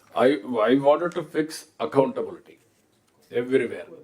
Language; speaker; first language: English; non-native, local second language; Telugu